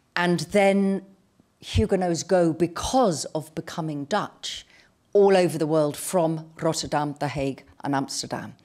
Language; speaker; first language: English; native; English